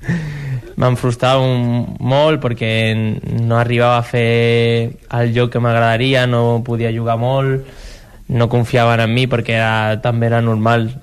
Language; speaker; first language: Catalan; non-native, local second language; Spanish